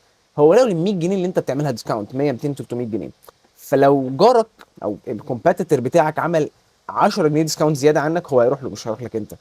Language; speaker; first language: Arabic; native; Arabic